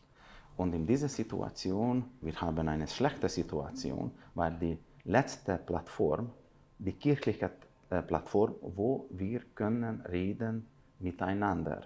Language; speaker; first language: German; non-native, fluent; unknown